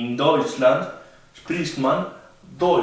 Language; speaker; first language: German; non-native, fluent; Spanish